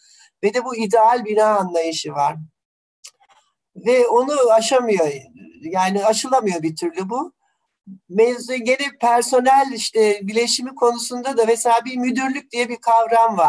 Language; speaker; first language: Turkish; native; Turkish